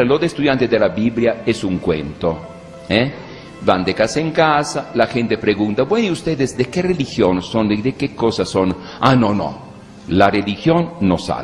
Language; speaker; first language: Spanish; non-native, fluent; Italian